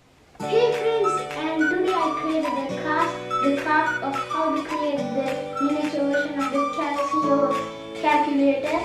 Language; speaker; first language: English; non-native, local second language; Sinhala